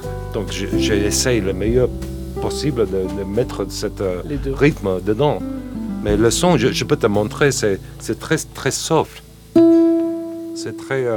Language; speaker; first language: French; non-native, fluent; English